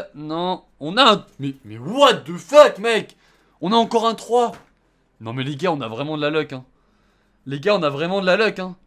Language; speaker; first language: French; native; French